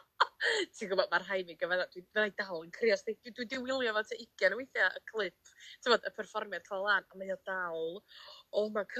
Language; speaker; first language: Welsh; native; Welsh